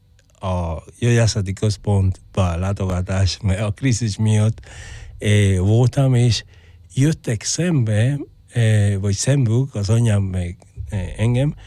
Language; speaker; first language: Hungarian; non-native, fluent; Spanish